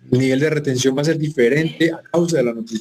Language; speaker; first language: Spanish; native; Spanish